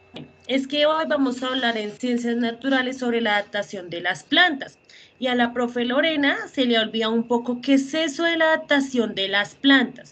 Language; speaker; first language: Spanish; native; Spanish